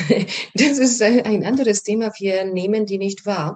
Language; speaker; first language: German; non-native, fluent; Polish